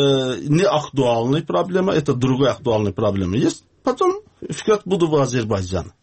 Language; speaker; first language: Russian; non-native, learner; Azerbaijani